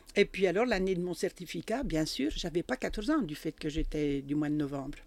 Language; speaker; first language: French; native; French